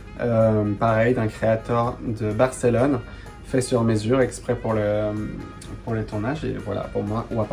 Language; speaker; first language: French; non-native, fluent; Spanish